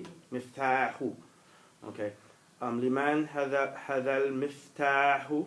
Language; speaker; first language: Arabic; non-native, learner; English